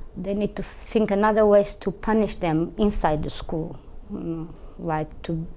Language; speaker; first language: English; non-native, fluent; Portuguese